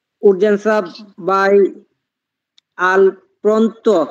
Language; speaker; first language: Italian; non-native, learner; Bangla